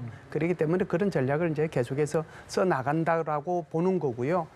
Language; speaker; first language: Korean; native; Korean